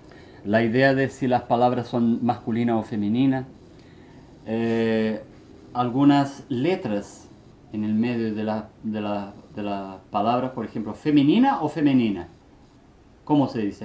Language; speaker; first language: Spanish; early bilingual, heritage; Spanish